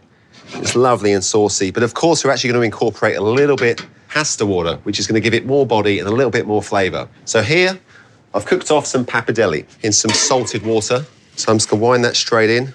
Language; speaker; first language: English; native; English